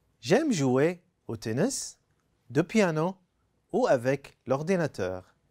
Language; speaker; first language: French; non-native, fluent; Arabic